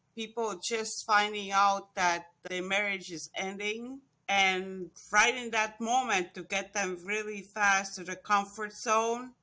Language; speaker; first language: English; non-native, fluent; Estonian